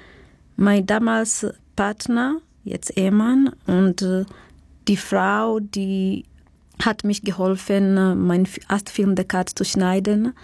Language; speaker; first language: German; non-native, fluent; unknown